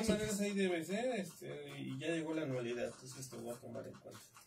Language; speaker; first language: Spanish; native; Spanish